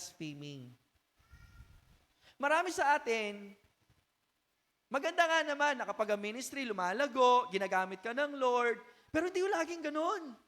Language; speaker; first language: Filipino; native; Filipino